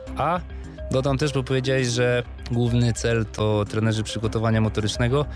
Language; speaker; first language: Polish; native; Polish